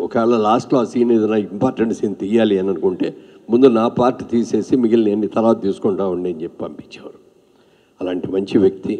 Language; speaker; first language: Telugu; native; Telugu